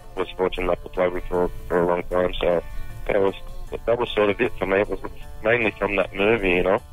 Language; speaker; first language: English; native; English